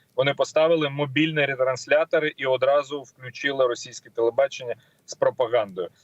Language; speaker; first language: Ukrainian; non-native, local second language; Russian